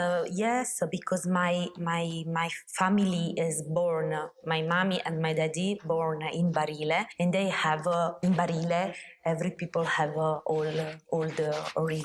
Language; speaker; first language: English; non-native, learner; Italian